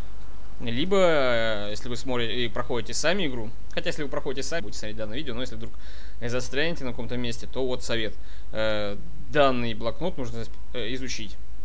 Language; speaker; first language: Russian; native; Russian